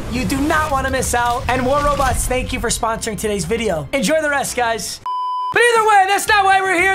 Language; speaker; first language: English; native; English